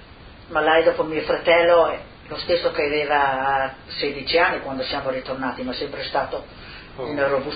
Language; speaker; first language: Italian; non-native, local second language; Friulian